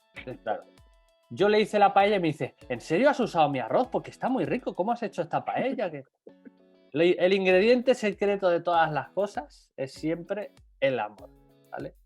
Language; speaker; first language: Spanish; native; Spanish